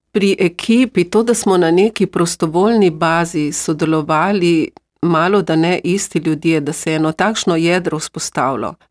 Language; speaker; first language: Slovenian; native; Slovenian